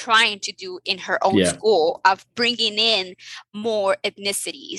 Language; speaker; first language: English; early bilingual, other home language; Spanish